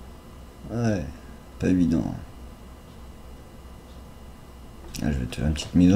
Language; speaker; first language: French; native; French